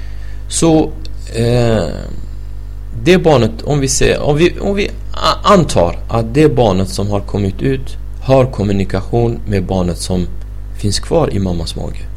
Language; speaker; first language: Swedish; non-native, fluent; Arabic